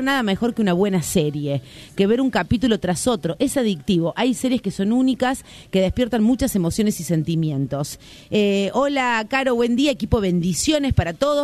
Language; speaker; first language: Spanish; native; Spanish